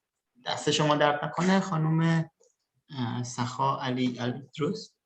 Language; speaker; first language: Persian; early bilingual, other home language; Indonesian